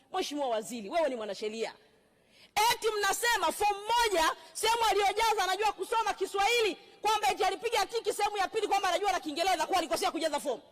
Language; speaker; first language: Swahili; native; Swahili